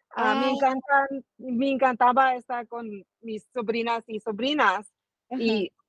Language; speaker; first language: Spanish; early bilingual, heritage; Spanish